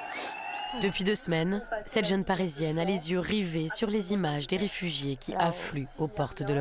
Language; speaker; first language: French; native; French